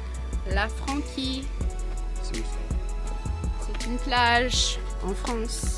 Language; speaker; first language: French; non-native, learner; English